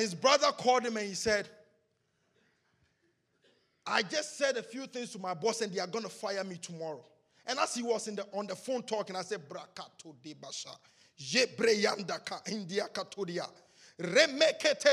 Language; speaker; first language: English; non-native, local second language; Akan